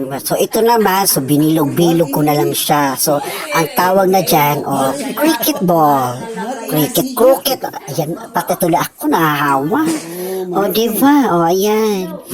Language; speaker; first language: Filipino; non-native, local second language; Cebuano